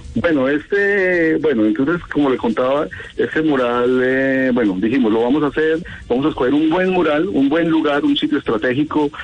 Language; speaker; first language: Spanish; native; Spanish